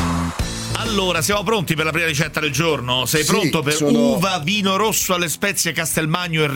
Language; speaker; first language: Italian; native; Italian